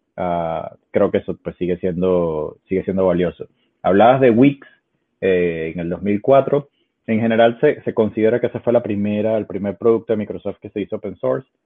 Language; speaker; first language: Spanish; native; Spanish